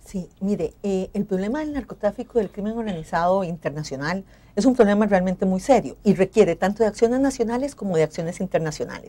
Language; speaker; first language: Spanish; native; Spanish